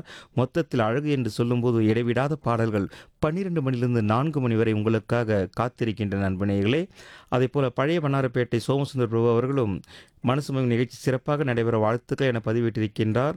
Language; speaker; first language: Tamil; native; Tamil